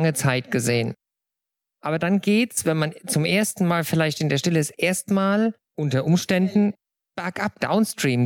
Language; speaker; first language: German; native; German